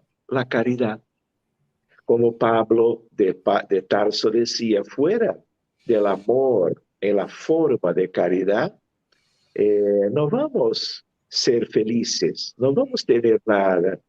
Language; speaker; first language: Spanish; non-native, fluent; Portuguese